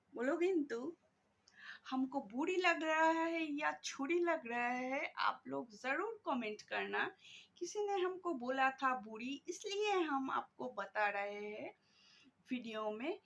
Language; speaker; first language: Hindi; non-native, local second language; Bangla